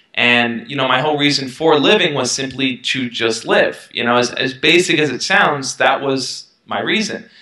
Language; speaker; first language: English; native; English